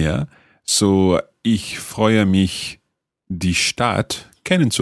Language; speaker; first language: German; non-native, learner; English